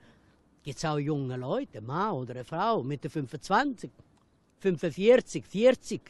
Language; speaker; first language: German; non-native, fluent; Italian